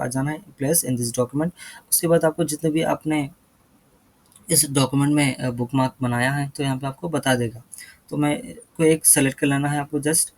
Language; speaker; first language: Hindi; native; Hindi